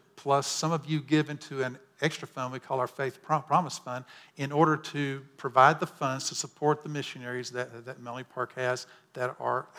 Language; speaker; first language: English; native; English